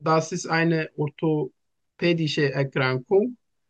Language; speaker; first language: German; non-native, learner; Turkish